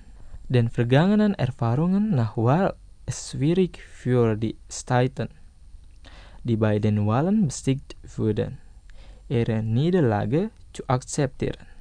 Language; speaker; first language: German; non-native, fluent; Indonesian